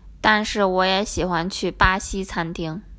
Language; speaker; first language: Chinese; non-native, learner; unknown